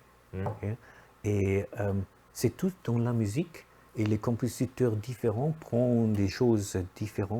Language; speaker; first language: French; non-native, fluent; German